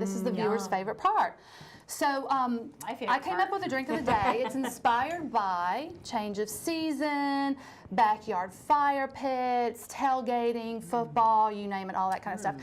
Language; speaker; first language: English; native; English